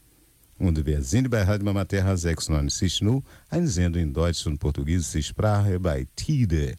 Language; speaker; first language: German; non-native, learner; Portuguese